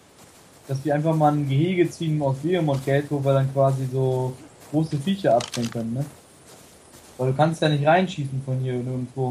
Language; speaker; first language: German; native; German